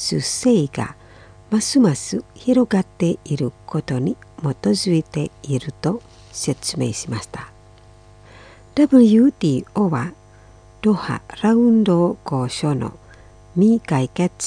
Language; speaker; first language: Japanese; non-native, fluent; Indonesian